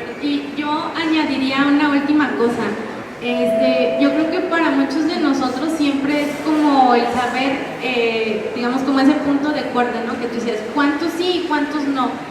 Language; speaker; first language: Spanish; native; Spanish